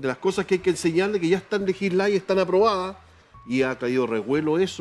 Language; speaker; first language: Spanish; native; Spanish